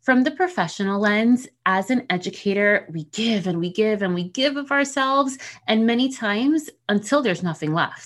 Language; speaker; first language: English; early bilingual, other home language; Spanish